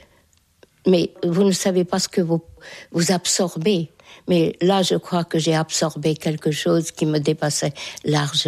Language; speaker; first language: French; non-native, fluent; Hungarian